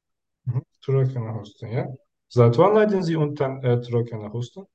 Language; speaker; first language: German; non-native, learner; Turkish